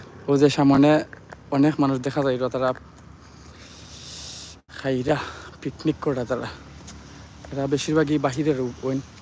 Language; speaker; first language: Bangla; native; Bangla